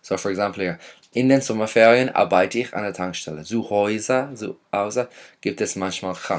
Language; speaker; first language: German; non-native, fluent; English